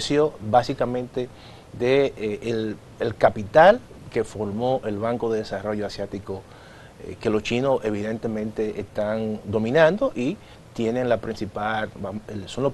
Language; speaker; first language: Spanish; native; Spanish